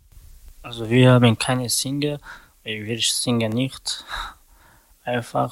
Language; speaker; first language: German; non-native, learner; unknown